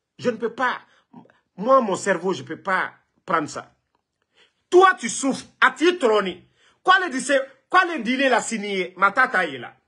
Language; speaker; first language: French; non-native, local second language; Mandingo